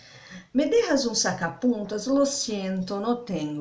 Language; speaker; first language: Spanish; non-native, learner; Portuguese